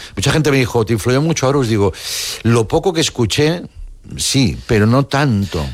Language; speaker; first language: Spanish; native; Spanish